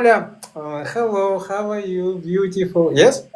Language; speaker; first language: English; non-native, learner; Russian